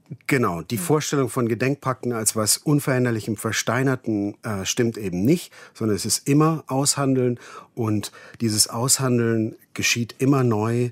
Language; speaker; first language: German; native; German